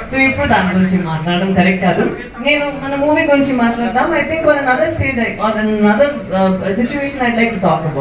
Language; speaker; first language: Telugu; non-native, local second language; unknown